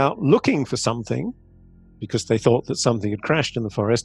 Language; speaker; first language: English; native; English